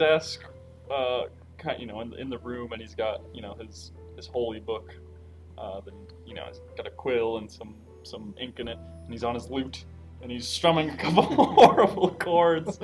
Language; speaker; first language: English; native; English